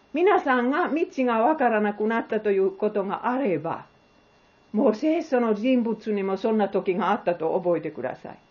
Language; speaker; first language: Japanese; non-native, fluent; Finnish